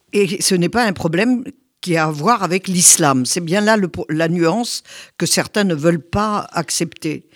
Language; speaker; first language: French; native; French